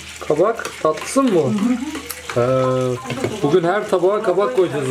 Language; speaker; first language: Turkish; native; Turkish